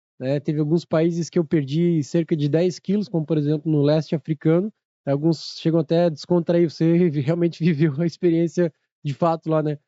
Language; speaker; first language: Portuguese; native; Portuguese